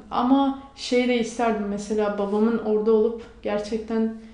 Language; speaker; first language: Turkish; non-native, local second language; Kurdish